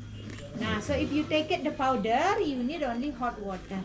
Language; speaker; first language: English; non-native, learner; Balinese